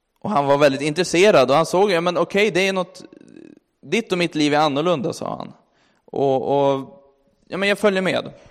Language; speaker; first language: Swedish; native; Swedish